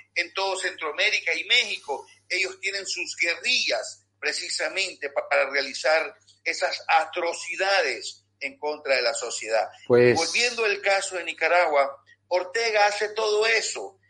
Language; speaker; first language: Spanish; native; Spanish